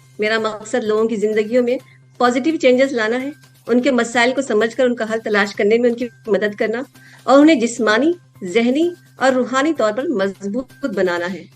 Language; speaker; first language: Urdu; native; Urdu